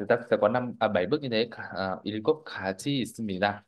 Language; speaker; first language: Korean; non-native, fluent; Vietnamese